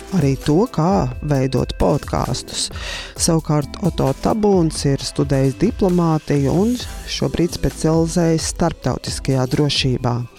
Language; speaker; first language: Latvian; native; Latvian